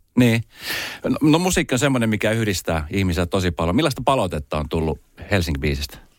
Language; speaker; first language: Finnish; native; Finnish